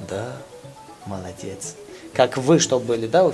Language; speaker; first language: Russian; non-native, local second language; Tajik